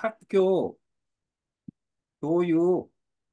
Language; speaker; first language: Korean; non-native, learner; Vietnamese